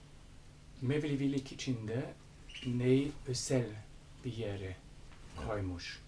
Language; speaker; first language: Turkish; non-native, learner; German